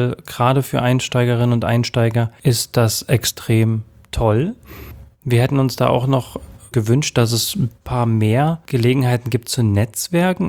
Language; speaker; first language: German; native; German